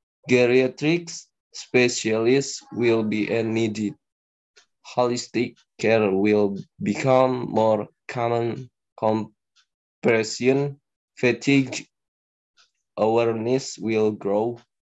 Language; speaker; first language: English; non-native, learner; Indonesian